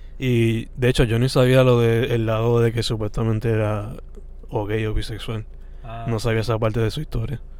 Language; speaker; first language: Spanish; native; Spanish